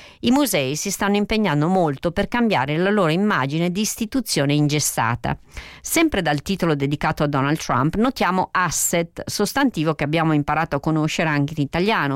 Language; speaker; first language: Italian; native; Italian